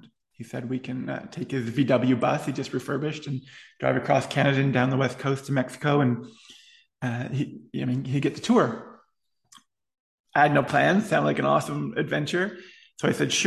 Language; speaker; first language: English; native; English